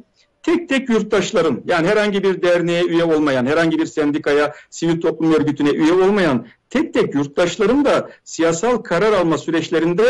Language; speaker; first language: Turkish; native; Turkish